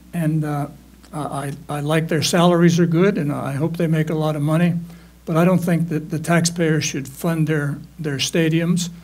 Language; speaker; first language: English; native; English